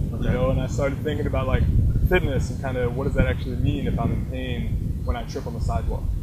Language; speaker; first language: English; native; English